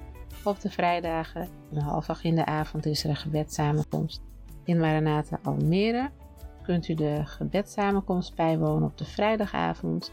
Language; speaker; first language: Dutch; native; Dutch